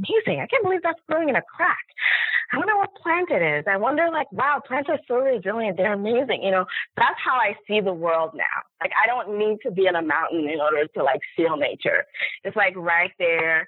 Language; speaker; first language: English; non-native, local second language; Yoruba